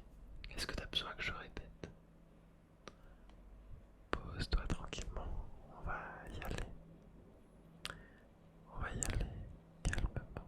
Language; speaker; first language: French; native; French